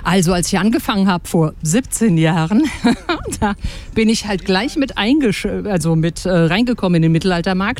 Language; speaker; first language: German; native; German